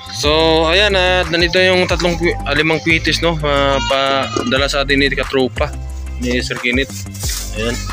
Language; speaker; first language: Filipino; native; Filipino